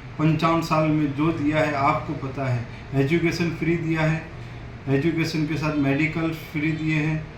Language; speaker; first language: Hindi; non-native, local second language; Gujarati